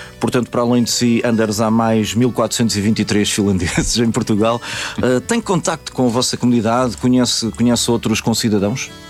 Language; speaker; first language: Portuguese; native; Portuguese